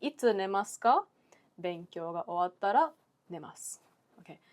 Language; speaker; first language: Japanese; early bilingual, heritage; English